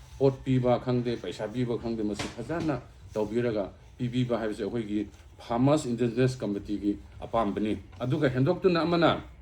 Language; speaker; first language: Manipuri; non-native, local second language; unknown